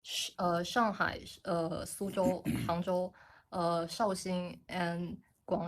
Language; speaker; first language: English; non-native, learner; Chinese